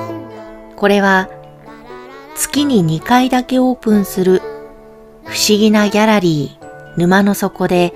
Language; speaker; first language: Japanese; native; Japanese